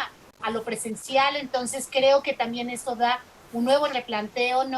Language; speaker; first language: Spanish; native; Spanish